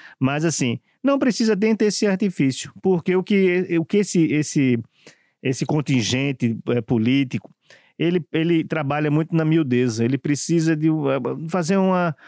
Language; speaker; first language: Portuguese; native; Portuguese